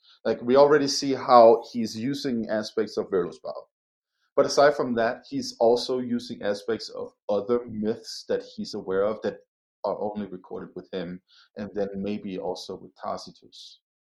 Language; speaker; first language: English; non-native, fluent; Danish